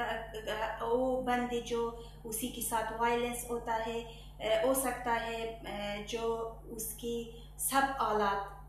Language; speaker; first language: Hindi; non-native, fluent; Persian